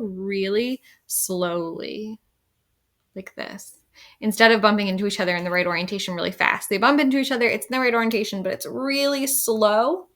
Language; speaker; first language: English; native; English